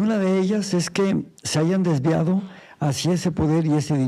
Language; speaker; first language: Spanish; native; Spanish